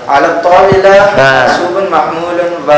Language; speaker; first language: Arabic; non-native, learner; Urdu